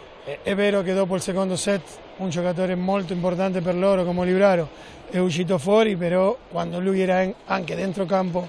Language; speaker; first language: Italian; non-native, fluent; Spanish